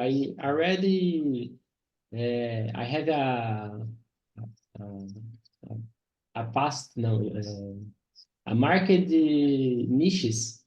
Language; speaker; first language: English; non-native, learner; Portuguese